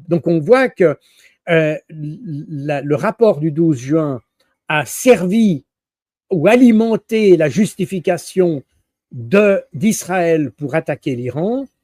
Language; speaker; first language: French; native; French